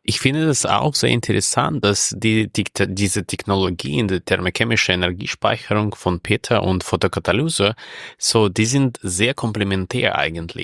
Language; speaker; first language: German; non-native, fluent; Russian